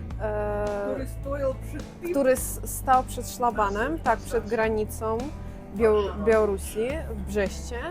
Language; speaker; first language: Polish; non-native, fluent; Russian